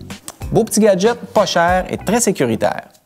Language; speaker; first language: French; native; French